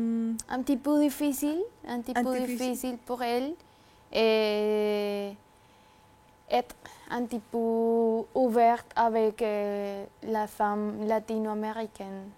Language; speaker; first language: French; non-native, learner; Spanish